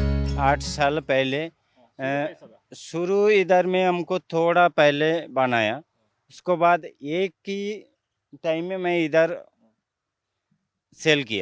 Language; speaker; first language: Hindi; non-native, local second language; Odia